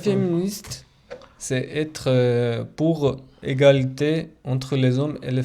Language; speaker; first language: French; non-native, fluent; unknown